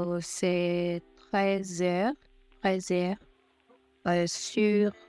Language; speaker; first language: French; non-native, learner; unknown